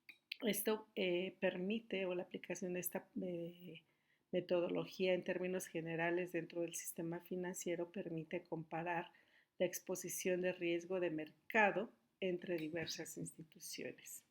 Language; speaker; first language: Spanish; native; Spanish